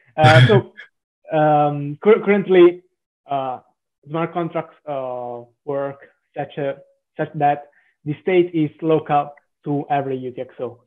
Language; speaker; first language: English; non-native, fluent; Italian